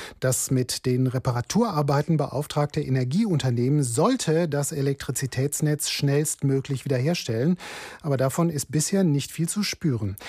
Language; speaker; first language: German; native; German